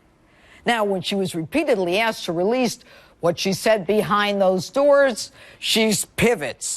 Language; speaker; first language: English; native; English